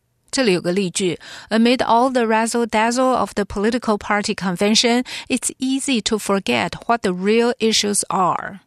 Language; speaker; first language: English; non-native, fluent; Chinese